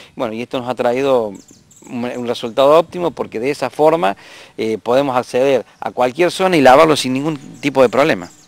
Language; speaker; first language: Spanish; native; Spanish